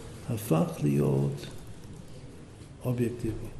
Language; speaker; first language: Hebrew; non-native, fluent; English